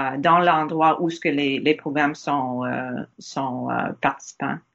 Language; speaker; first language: French; non-native, learner; English